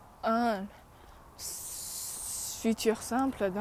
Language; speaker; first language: French; non-native, learner; English